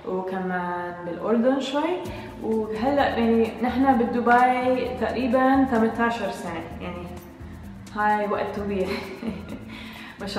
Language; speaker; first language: Arabic; non-native, learner; English